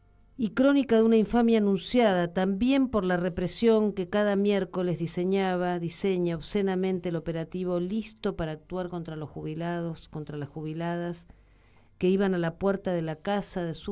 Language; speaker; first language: Spanish; native; Spanish